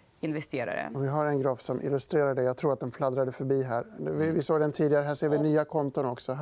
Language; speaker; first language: Swedish; native; Swedish